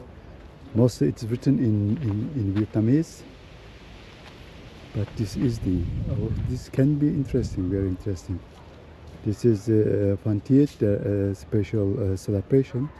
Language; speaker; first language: English; non-native, learner; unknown